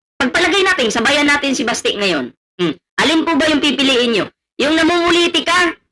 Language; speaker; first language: Filipino; non-native, local second language; Cebuano